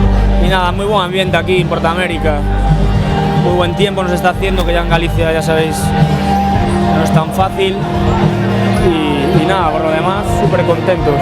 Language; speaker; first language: Spanish; native; Spanish